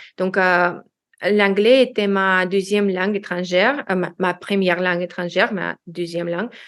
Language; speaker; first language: French; non-native, learner; Russian